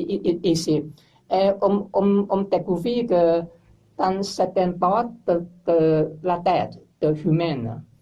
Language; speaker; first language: French; non-native, learner; English